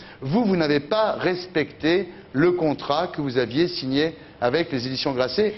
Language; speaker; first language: French; native; French